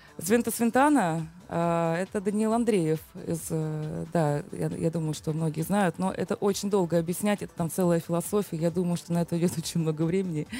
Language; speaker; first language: Russian; native; Russian